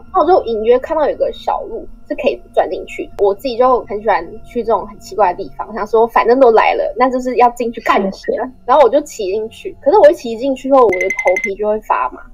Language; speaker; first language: Chinese; native; Chinese